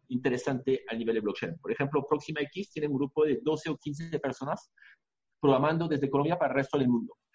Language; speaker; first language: Spanish; non-native, fluent; French